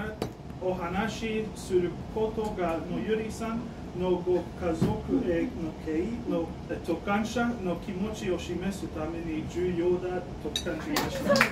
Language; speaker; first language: Japanese; non-native, learner; English